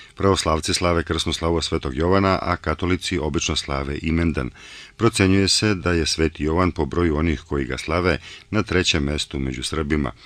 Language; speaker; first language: Bosnian; non-native, local second language; Bulgarian